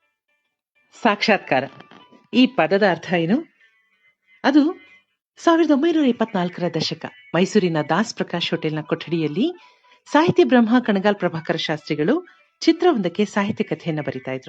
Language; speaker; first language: Kannada; native; Kannada